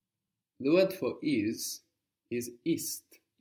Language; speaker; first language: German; non-native, fluent; English